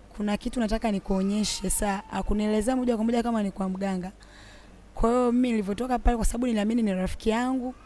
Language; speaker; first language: Swahili; native; Swahili